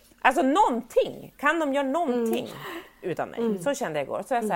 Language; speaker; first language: Swedish; native; Swedish